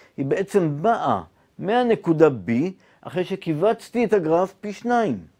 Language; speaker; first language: Hebrew; native; Hebrew